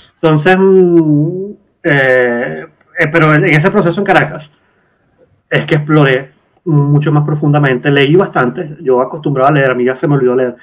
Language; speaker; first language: Spanish; native; Spanish